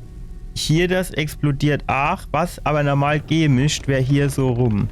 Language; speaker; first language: German; native; German